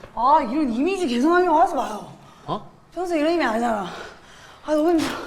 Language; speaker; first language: Korean; native; Korean